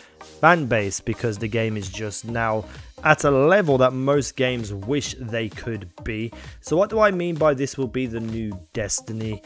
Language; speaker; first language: English; native; English